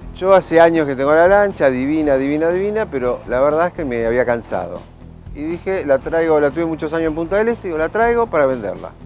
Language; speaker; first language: Spanish; native; Spanish